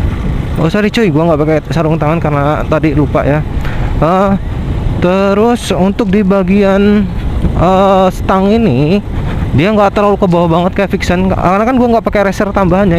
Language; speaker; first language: Indonesian; native; Indonesian